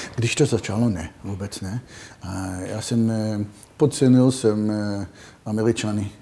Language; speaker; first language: Czech; non-native, fluent; Hebrew